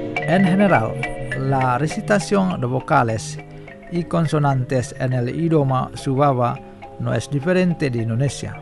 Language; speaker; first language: Spanish; non-native, fluent; Indonesian